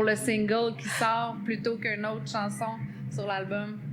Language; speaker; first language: French; native; French